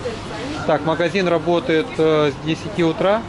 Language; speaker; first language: Russian; native; Russian